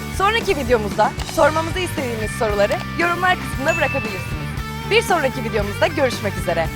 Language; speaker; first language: Turkish; native; Turkish